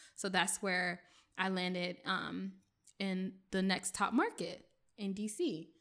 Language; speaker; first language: English; early bilingual, other home language; French